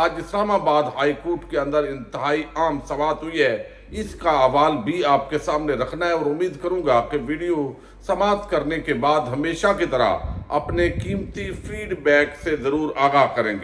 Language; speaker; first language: Urdu; native; Urdu